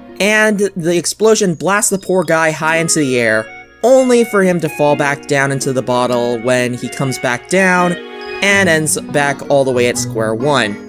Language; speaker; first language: English; native; English